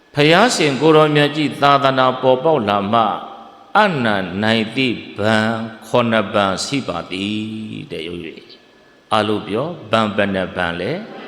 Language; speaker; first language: Burmese; native; Burmese